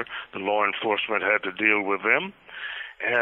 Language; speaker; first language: English; native; English